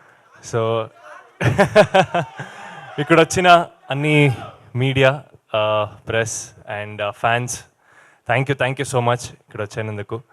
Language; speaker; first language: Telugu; non-native, learner; Kannada